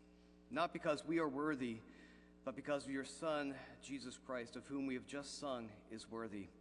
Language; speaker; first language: English; native; English